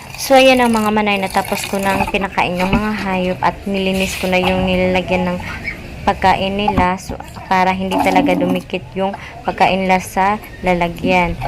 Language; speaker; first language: Filipino; non-native, local second language; Cebuano